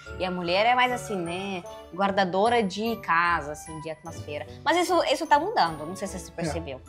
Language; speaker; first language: Portuguese; non-native, fluent; Russian